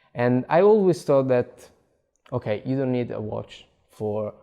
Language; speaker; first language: English; non-native, fluent; Italian